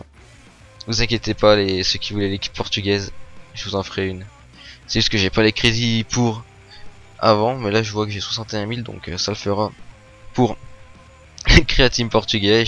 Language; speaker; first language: French; native; French